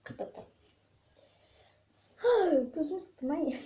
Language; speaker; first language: Turkish; native; Turkish